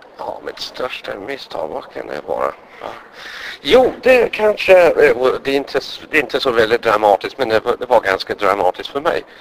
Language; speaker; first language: Swedish; non-native, fluent; English